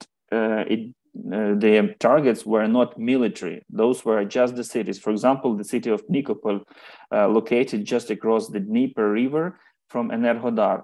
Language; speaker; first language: English; non-native, fluent; Ukrainian